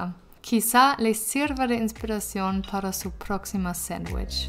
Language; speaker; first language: Spanish; non-native, learner; German